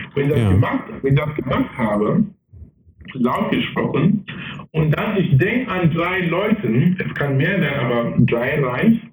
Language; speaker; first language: German; non-native, fluent; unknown